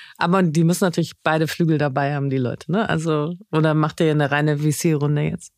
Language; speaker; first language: German; native; German